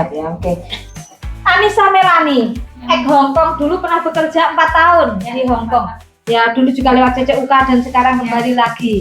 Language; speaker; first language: Indonesian; non-native, local second language; Javanese